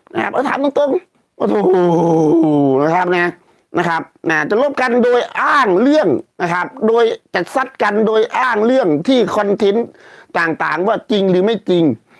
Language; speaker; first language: Thai; native; Thai